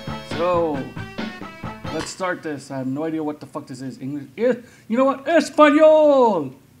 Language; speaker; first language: English; native; English